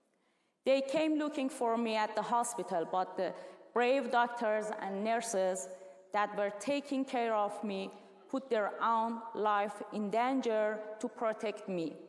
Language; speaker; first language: English; non-native, learner; Persian